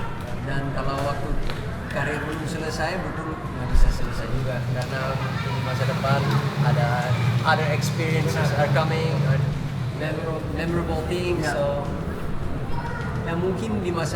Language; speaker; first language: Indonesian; non-native, fluent; Dutch